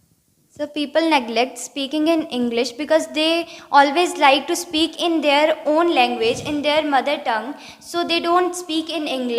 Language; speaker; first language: English; non-native, fluent; Hindi